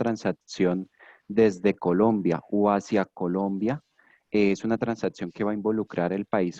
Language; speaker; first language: Spanish; native; Spanish